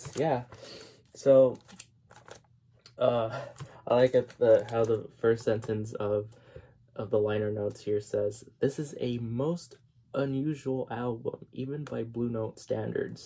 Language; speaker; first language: English; native; English